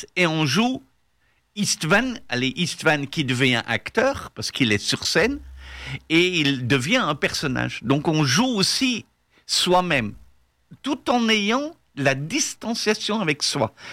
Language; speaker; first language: French; non-native, local second language; Dutch